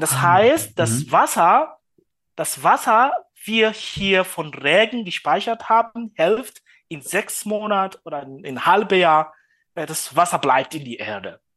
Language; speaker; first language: German; non-native, learner; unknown